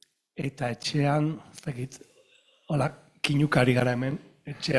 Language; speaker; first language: Basque; native; Basque